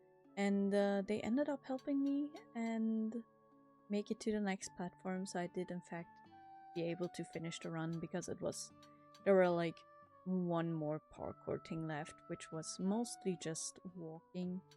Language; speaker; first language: English; non-native, fluent; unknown